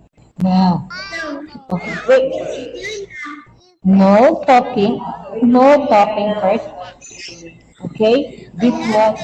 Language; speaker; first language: English; non-native, local second language; Filipino